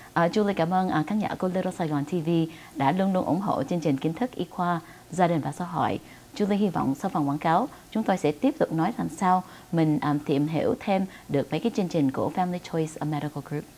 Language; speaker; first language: Vietnamese; early bilingual, heritage; Vietnamese